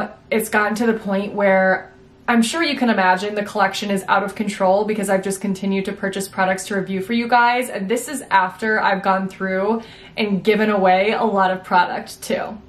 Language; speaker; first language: English; native; English